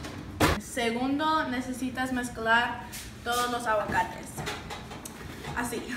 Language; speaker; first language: Spanish; non-native, learner; English